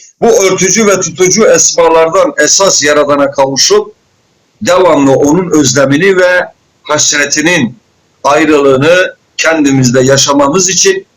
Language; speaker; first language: Turkish; native; Turkish